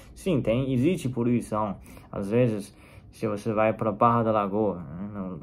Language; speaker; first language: Portuguese; non-native, fluent; Chinese